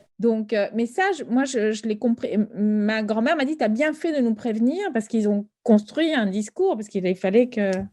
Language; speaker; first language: French; early bilingual, other home language; Spanish